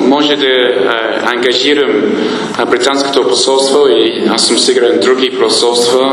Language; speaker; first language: Bulgarian; non-native, fluent; English